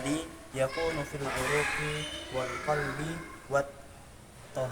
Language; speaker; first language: Arabic; non-native, local second language; Indonesian